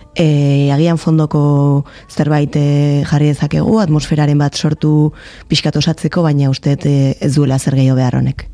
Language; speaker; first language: Basque; native; Basque